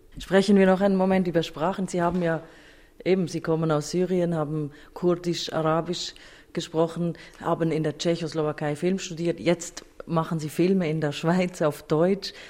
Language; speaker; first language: German; native; German